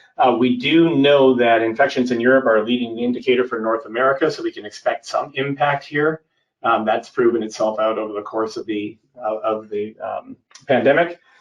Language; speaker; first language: English; native; English